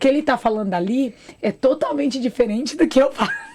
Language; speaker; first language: Portuguese; native; Portuguese